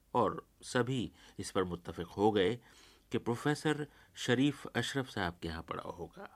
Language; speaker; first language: Urdu; native; Urdu